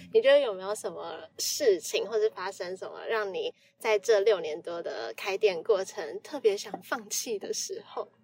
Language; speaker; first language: Chinese; native; Chinese